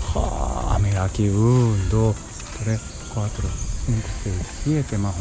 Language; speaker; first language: Spanish; non-native, learner; Japanese